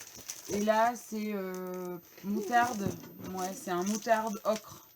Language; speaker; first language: French; native; French